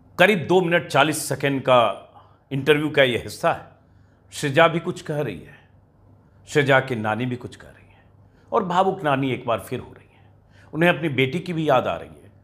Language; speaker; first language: Hindi; native; Hindi